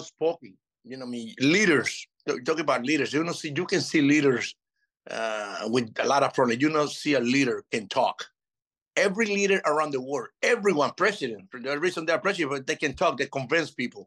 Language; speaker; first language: English; non-native, fluent; Spanish